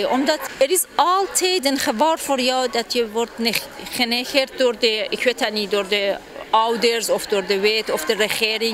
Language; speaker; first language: Dutch; non-native, fluent; Persian